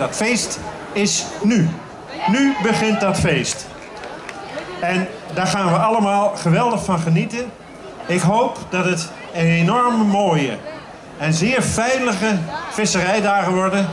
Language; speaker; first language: Dutch; native; Dutch